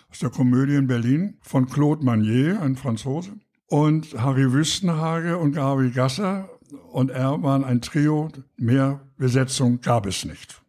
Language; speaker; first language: German; native; German